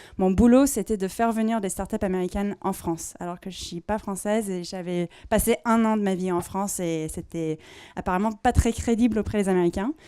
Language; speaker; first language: French; non-native, fluent; English